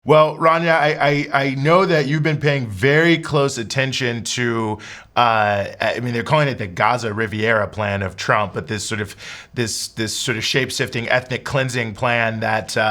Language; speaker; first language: English; native; English